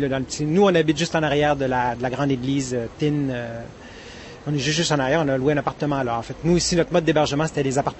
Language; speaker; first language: French; native; French